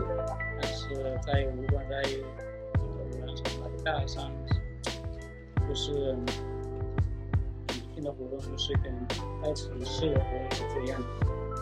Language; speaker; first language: Chinese; non-native, learner; Spanish